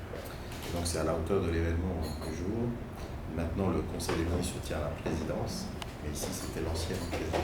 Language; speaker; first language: French; native; French